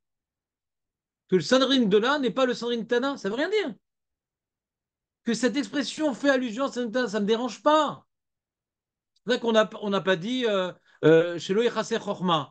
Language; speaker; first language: French; native; French